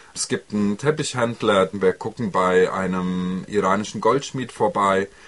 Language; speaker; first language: German; native; German